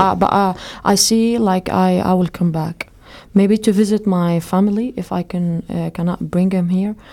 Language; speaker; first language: English; non-native, fluent; Arabic